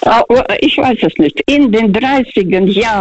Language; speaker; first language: German; non-native, learner; Russian